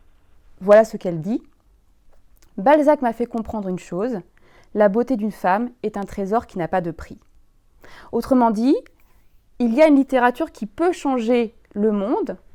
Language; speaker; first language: French; native; French